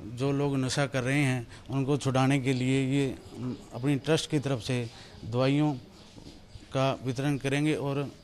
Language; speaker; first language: Hindi; native; Hindi